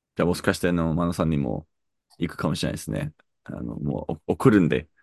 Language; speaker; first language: Japanese; non-native, fluent; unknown